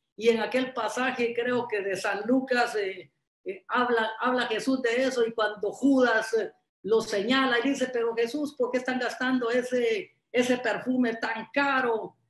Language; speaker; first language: Spanish; native; Spanish